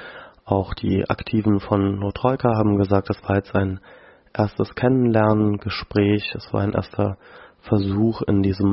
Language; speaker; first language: German; native; German